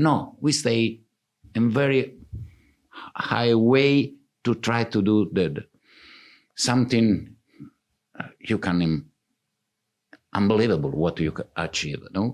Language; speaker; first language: English; non-native, fluent; Italian